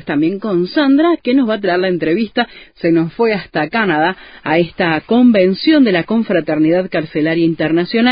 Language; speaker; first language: Spanish; native; Spanish